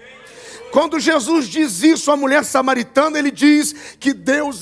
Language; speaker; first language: Portuguese; native; Portuguese